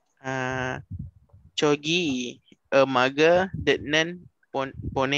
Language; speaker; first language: Korean; non-native, learner; Malay